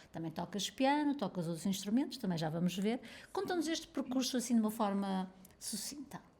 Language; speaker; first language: Portuguese; native; Portuguese